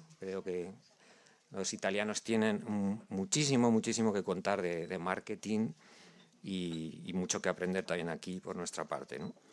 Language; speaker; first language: Spanish; native; Spanish